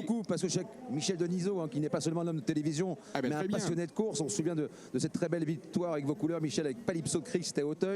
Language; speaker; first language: French; native; French